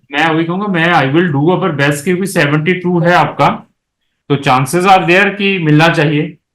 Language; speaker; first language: Hindi; native; Hindi